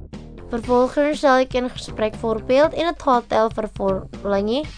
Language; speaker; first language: Dutch; non-native, learner; Indonesian